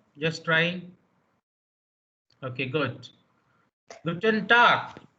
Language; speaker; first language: German; non-native, learner; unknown